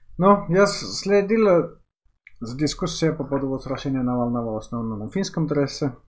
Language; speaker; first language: Russian; non-native, fluent; Finnish